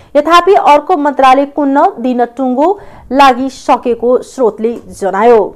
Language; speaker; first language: Nepali; non-native, local second language; Maithili